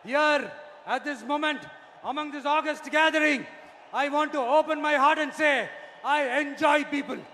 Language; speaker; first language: English; non-native, local second language; Tamil